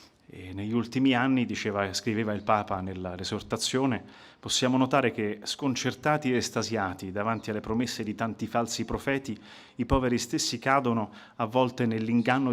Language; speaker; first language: Italian; native; Italian